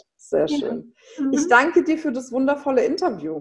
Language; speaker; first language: German; native; German